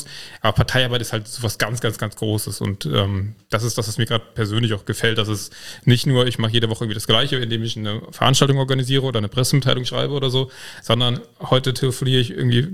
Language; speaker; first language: German; native; German